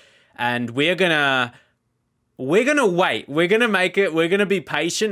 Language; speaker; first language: English; native; English